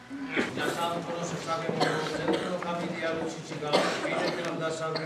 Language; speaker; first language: Japanese; non-native, fluent; Spanish